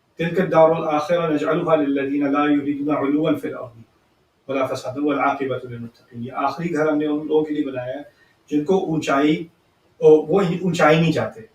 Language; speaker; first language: Urdu; early bilingual, heritage; Urdu